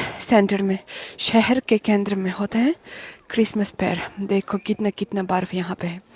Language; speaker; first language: Hindi; non-native, fluent; Russian